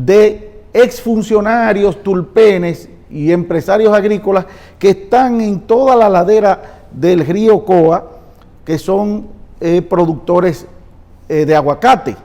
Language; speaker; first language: Spanish; native; Spanish